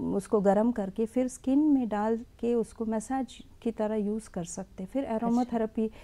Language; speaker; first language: Hindi; non-native, local second language; Tamil